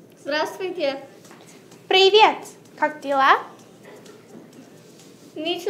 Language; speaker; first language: Russian; non-native, learner; English